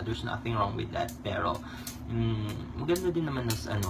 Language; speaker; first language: English; non-native, local second language; Filipino